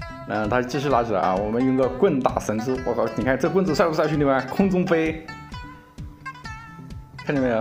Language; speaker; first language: Chinese; native; Chinese